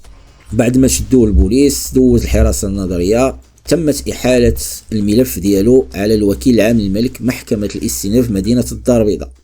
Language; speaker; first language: Arabic; native; Arabic